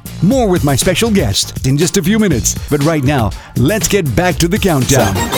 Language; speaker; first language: English; early bilingual, other home language; Spanish